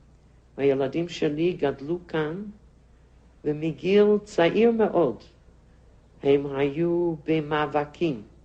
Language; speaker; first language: Hebrew; non-native, fluent; Yiddish